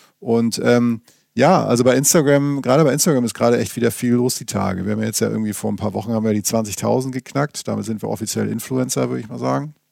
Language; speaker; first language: German; native; German